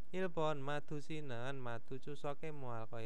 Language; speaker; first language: Korean; non-native, fluent; Indonesian